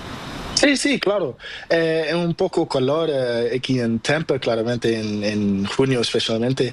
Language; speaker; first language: Spanish; non-native, learner; Portuguese